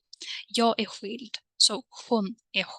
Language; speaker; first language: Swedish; non-native, fluent; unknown